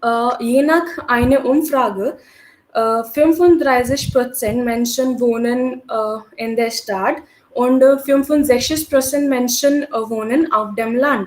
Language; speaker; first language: German; non-native, learner; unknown